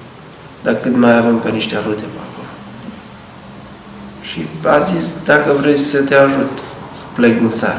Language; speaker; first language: Romanian; non-native, learner; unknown